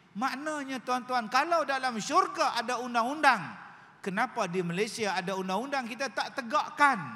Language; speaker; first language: Malay; native; Malay